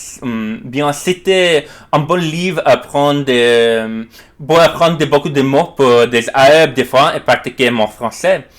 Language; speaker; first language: French; non-native, learner; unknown